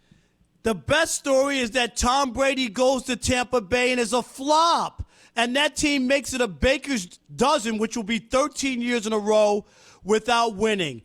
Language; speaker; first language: English; native; English